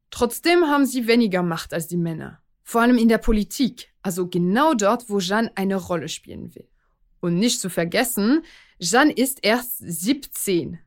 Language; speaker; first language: German; non-native, fluent; French